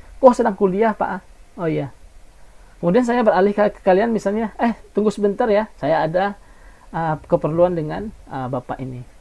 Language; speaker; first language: Indonesian; non-native, local second language; Minangkabau